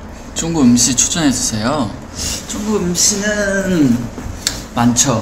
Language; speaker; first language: Korean; non-native, fluent; Chinese